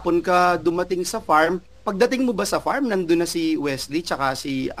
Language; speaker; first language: Filipino; native; Filipino